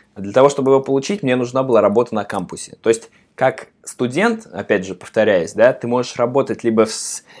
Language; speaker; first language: Russian; native; Russian